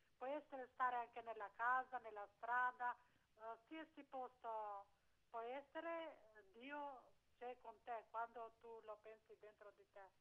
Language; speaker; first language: Italian; non-native, learner; Albanian